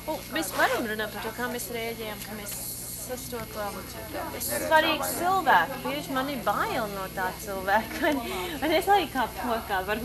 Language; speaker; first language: Latvian; early bilingual, heritage; Latvian